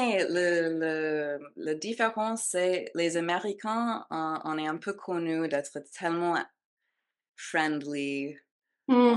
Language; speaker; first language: French; non-native, fluent; English